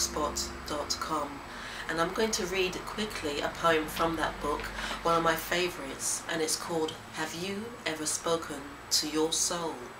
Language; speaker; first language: English; native; English